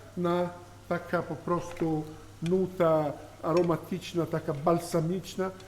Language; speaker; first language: Polish; non-native, learner; Italian